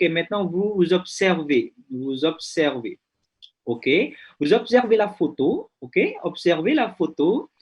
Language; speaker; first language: French; non-native, fluent; Indonesian